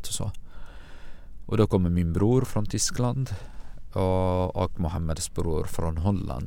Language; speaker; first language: Swedish; non-native, fluent; Arabic